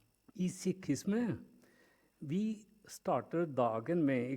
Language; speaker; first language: Norwegian; non-native, fluent; Punjabi